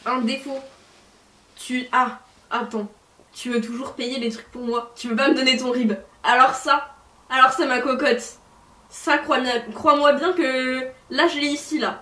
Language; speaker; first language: French; native; French